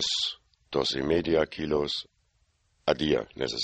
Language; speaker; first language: Spanish; non-native, learner; German